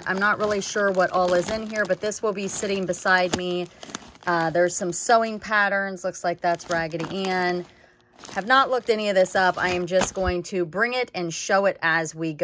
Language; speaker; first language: English; native; English